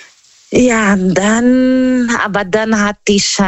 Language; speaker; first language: German; non-native, learner; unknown